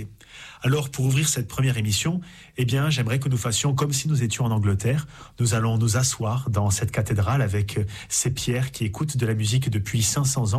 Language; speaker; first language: French; native; French